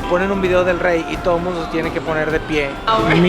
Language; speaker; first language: Spanish; native; Spanish